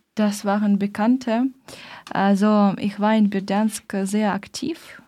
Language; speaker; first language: German; non-native, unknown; Ukrainian